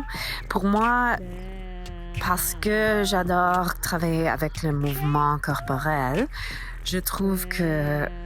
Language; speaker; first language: French; non-native, fluent; English